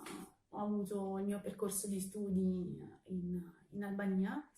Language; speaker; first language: Italian; early bilingual, other home language; Albanian